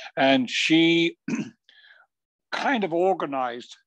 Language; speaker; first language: English; native; English